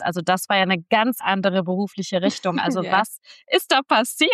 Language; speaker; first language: German; native; German